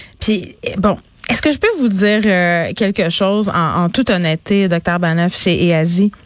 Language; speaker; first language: French; native; French